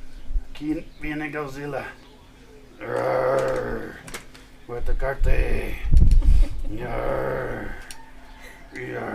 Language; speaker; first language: Spanish; non-native, learner; English